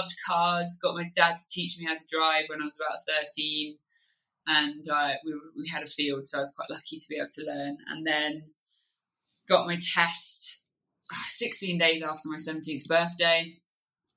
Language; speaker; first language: English; native; English